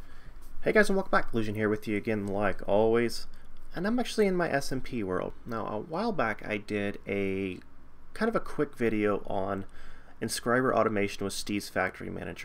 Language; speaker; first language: English; native; English